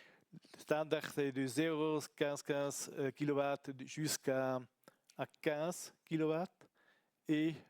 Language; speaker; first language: French; non-native, learner; Italian